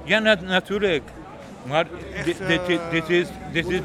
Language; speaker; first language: Dutch; non-native, learner; Persian